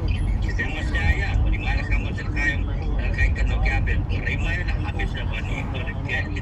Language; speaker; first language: Hebrew; native; Hebrew